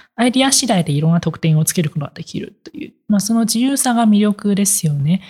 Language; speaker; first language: Japanese; non-native, fluent; Chinese